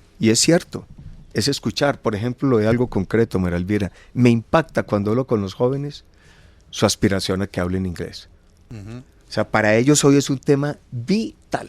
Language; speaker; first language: Spanish; native; Spanish